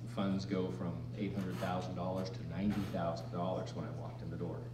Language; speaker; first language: English; native; English